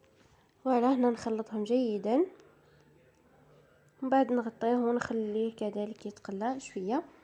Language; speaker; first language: Arabic; native; Arabic